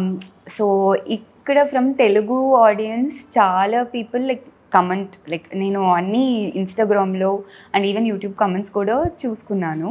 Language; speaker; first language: Telugu; non-native, learner; Tamil